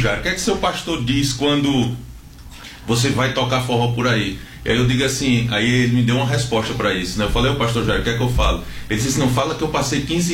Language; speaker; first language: Portuguese; native; Portuguese